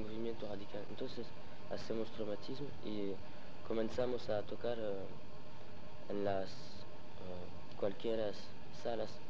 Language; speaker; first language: Spanish; non-native, learner; French